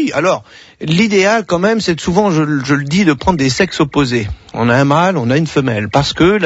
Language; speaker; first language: French; native; French